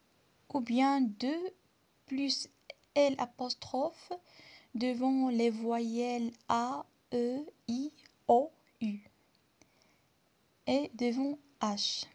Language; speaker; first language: French; non-native, local second language; Arabic